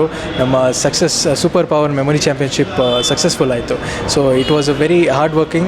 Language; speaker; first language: Kannada; non-native, local second language; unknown